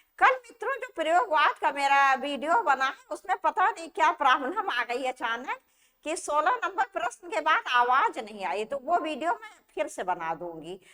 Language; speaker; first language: Hindi; native; Hindi